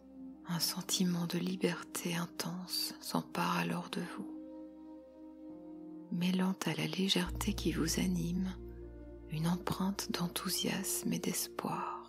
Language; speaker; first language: French; native; French